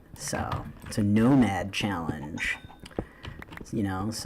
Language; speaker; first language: English; native; English